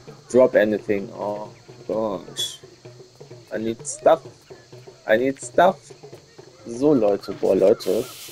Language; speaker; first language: English; non-native, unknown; German